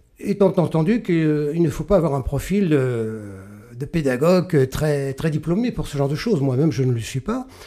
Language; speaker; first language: French; native; French